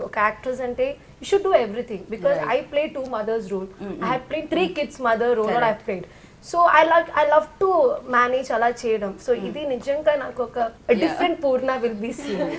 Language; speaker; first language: Telugu; non-native, fluent; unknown